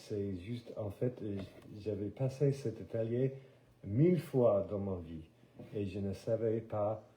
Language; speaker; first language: French; non-native, fluent; English